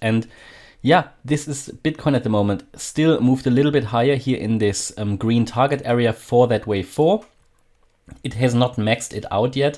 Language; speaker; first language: English; non-native, fluent; German